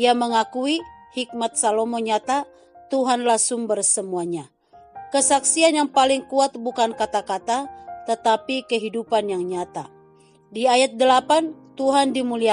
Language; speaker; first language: Indonesian; native; Indonesian